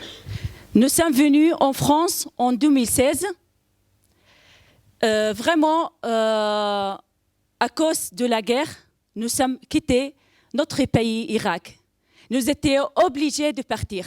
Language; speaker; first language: French; non-native, learner; Aramaic